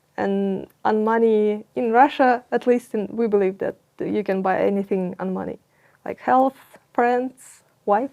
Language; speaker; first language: English; non-native, fluent; Russian